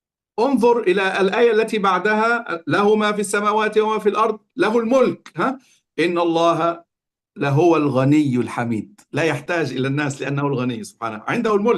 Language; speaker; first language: Arabic; native; Arabic